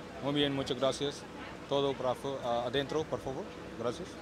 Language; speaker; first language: Spanish; non-native, learner; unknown